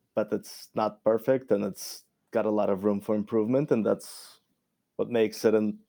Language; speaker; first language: English; early bilingual, other home language; Romanian